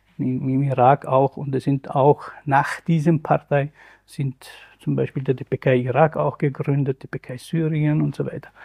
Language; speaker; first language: German; non-native, fluent; Kurdish